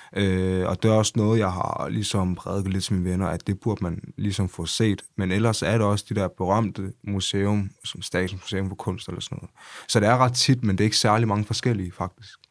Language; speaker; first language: Danish; early bilingual, other home language; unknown